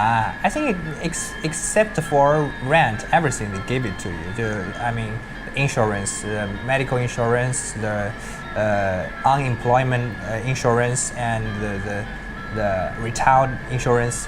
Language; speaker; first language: English; non-native, learner; Chinese